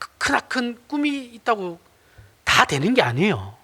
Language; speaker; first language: Korean; native; Korean